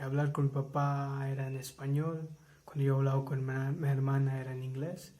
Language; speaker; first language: Spanish; early bilingual, heritage; English